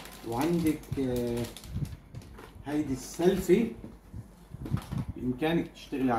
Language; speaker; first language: Arabic; native; Arabic